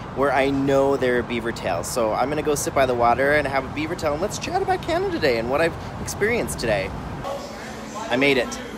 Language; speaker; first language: English; native; English